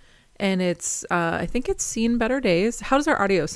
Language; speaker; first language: English; native; English